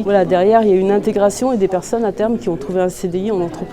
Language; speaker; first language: French; native; French